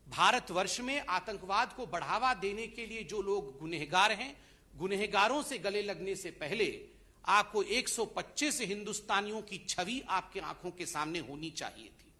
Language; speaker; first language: Hindi; non-native, local second language; Odia